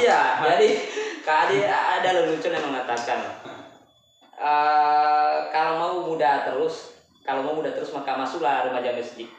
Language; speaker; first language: Indonesian; native; Indonesian